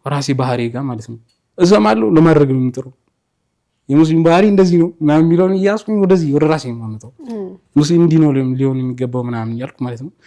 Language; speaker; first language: Amharic; native; Amharic